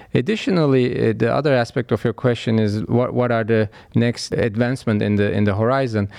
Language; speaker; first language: English; non-native, fluent; Turkish